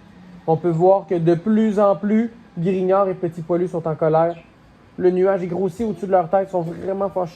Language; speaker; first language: French; native; French